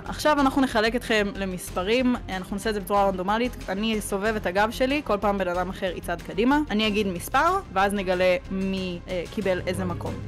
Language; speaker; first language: Hebrew; native; Hebrew